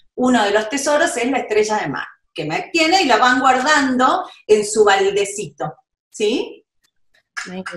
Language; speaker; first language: English; non-native, learner; Spanish